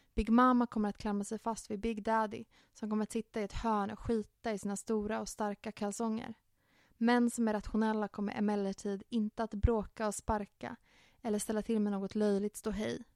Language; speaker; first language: Swedish; native; Swedish